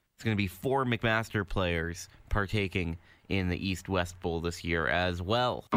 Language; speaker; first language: English; native; English